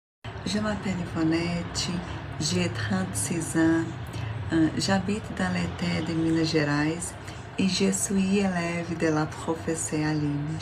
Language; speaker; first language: French; non-native, learner; Portuguese